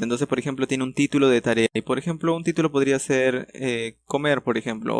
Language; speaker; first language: Spanish; native; Spanish